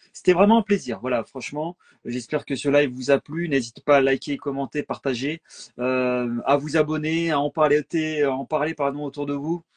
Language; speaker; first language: French; native; French